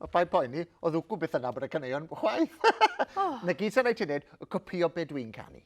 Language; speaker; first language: Welsh; native; Welsh